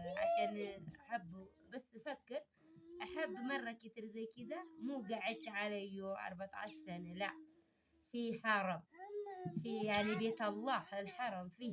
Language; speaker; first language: Arabic; early bilingual, other home language; Amharic